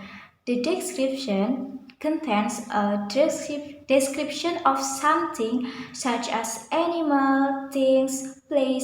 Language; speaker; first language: English; non-native, learner; Indonesian